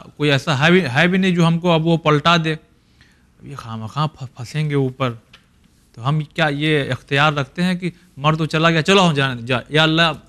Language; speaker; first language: Hindi; native; Hindi